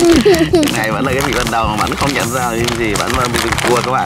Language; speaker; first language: Vietnamese; native; Vietnamese